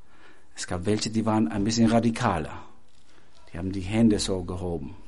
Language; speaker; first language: German; non-native, fluent; Albanian